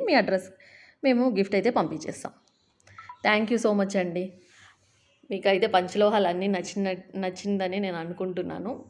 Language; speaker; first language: Telugu; native; Telugu